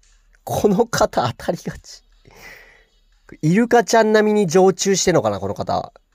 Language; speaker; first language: Japanese; native; Japanese